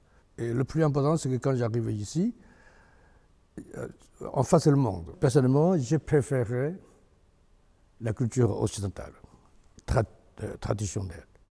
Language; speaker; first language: French; non-native, fluent; Chinese